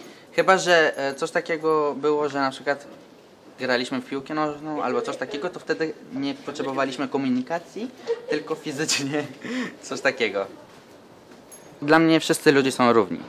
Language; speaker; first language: Polish; early bilingual, other home language; Turkish